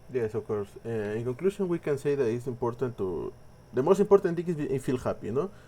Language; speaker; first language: English; non-native, learner; Spanish